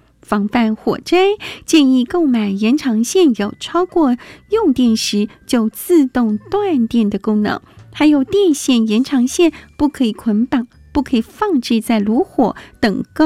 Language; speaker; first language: Chinese; native; Chinese